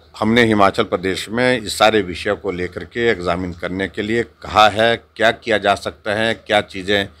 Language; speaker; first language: Hindi; native; Hindi